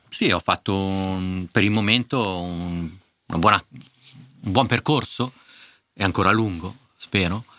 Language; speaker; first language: Italian; native; Italian